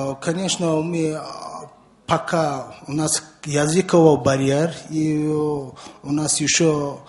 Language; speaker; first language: Russian; non-native, learner; Mongolian